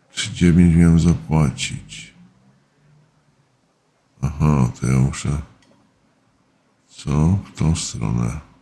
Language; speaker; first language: Polish; native; Polish